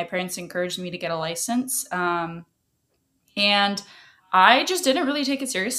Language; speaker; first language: English; early bilingual, other home language; Russian